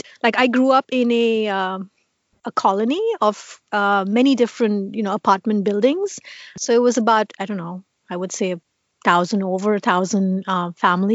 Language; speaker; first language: English; non-native, local second language; Tamil